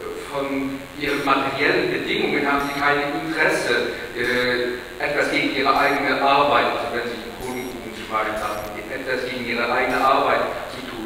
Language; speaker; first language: German; non-native, local second language; Luxembourgish